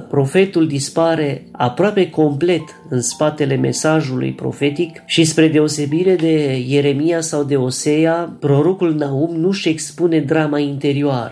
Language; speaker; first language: Romanian; native; Romanian